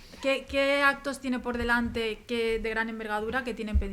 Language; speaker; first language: Spanish; native; Spanish